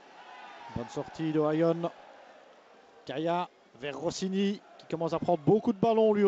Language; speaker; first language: French; native; French